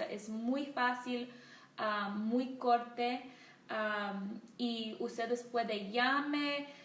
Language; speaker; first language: Spanish; non-native, learner; English